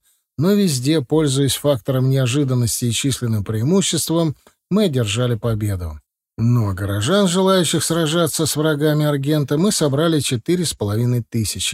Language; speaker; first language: Russian; native; Russian